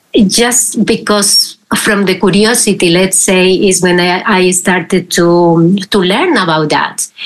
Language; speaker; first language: English; non-native, fluent; Spanish